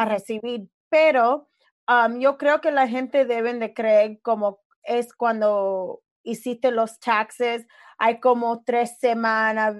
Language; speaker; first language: Spanish; early bilingual, other home language; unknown